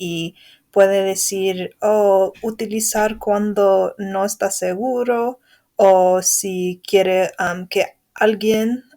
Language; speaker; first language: Spanish; non-native, fluent; English